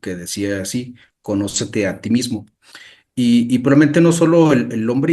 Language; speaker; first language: Spanish; native; Spanish